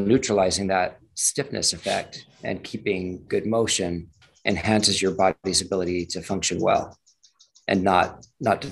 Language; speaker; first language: English; native; English